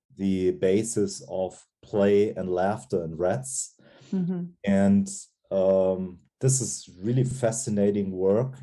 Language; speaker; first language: English; non-native, fluent; German